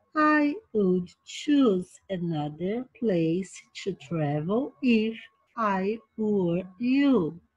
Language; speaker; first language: English; non-native, fluent; Portuguese